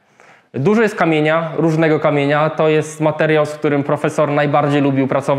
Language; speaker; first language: Polish; native; Polish